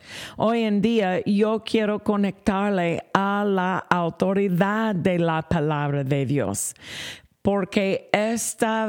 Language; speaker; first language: Spanish; non-native, fluent; English